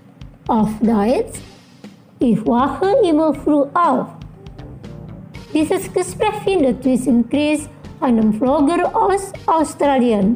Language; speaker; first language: German; non-native, learner; Indonesian